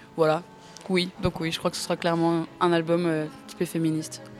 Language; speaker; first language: French; native; French